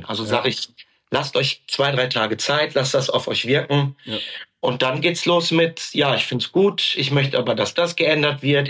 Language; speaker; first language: German; native; German